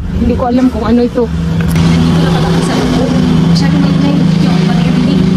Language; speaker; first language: Filipino; non-native, local second language; Cebuano